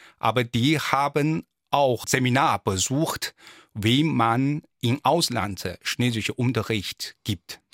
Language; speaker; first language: German; non-native, fluent; Chinese